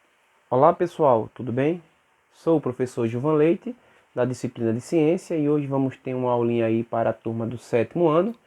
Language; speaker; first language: Portuguese; native; Portuguese